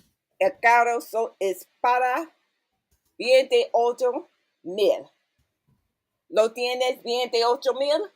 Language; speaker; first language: Spanish; non-native, learner; English